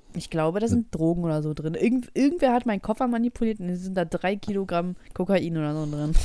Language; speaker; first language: German; early bilingual, other home language; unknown